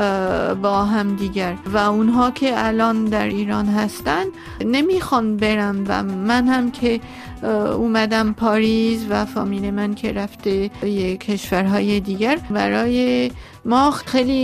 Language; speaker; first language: Persian; non-native, local second language; Armenian